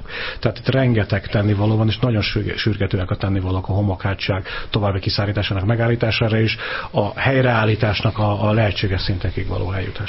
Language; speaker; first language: Hungarian; native; Hungarian